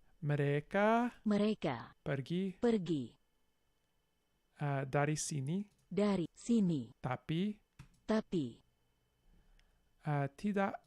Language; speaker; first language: Indonesian; non-native, learner; English